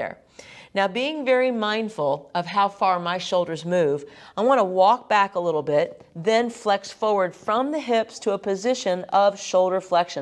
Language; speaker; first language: English; native; English